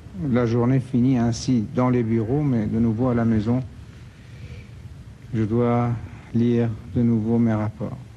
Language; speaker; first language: French; non-native, fluent; Persian